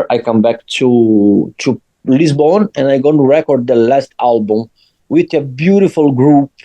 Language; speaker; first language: English; non-native, learner; Portuguese